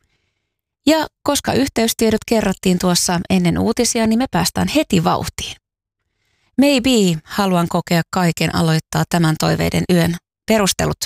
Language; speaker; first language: Finnish; native; Finnish